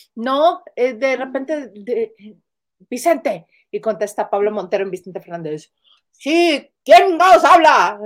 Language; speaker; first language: Spanish; native; Spanish